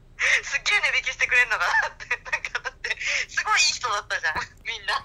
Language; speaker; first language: Japanese; native; Japanese